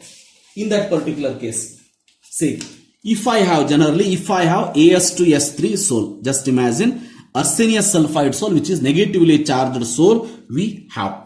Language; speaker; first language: English; non-native, local second language; Kannada